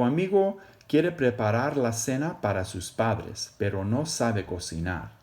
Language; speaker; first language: Spanish; non-native, fluent; English